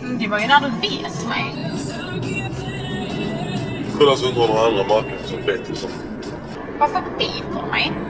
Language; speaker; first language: Swedish; native; Swedish